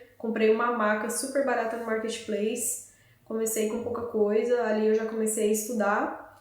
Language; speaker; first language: Portuguese; native; Portuguese